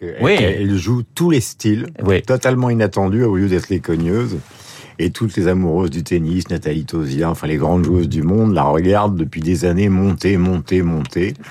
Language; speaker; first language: French; native; French